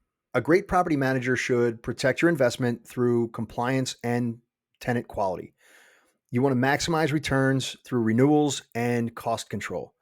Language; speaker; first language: English; native; English